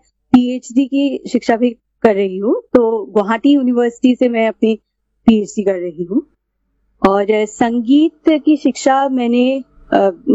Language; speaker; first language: Hindi; non-native, local second language; Assamese